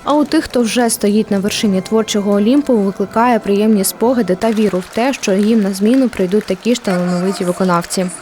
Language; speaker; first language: Ukrainian; native; Ukrainian